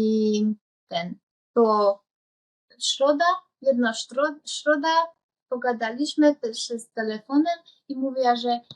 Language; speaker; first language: Polish; non-native, learner; Hungarian